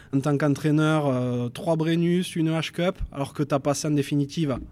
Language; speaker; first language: French; native; French